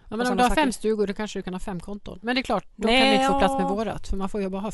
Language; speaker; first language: Swedish; native; Swedish